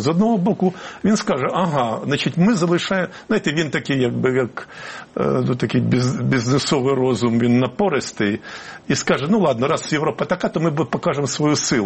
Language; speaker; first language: Ukrainian; native; Ukrainian